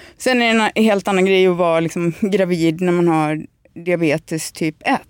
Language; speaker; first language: Swedish; native; Swedish